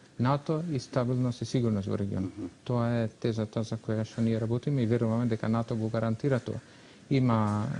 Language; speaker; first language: Macedonian; non-native, local second language; Albanian